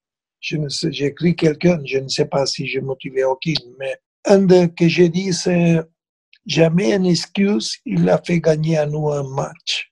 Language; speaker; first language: French; non-native, fluent; Spanish